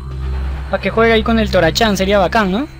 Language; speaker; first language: Spanish; native; Spanish